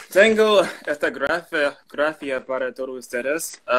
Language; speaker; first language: Spanish; non-native, learner; English